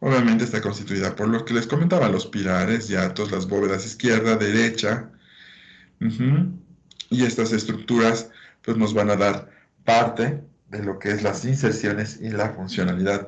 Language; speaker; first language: Spanish; native; Spanish